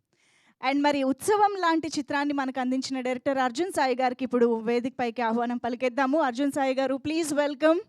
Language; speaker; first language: Telugu; native; Telugu